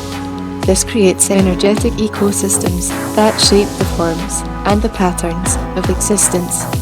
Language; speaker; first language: English; native; English